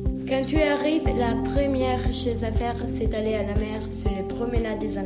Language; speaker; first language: French; non-native, learner; Italian